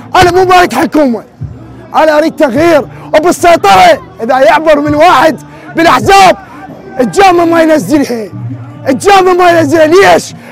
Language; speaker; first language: Arabic; native; Arabic